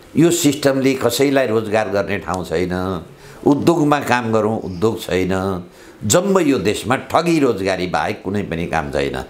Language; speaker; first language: Nepali; native; Nepali